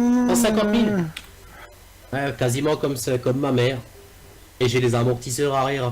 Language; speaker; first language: French; native; French